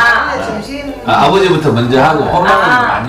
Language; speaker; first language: Korean; native; Korean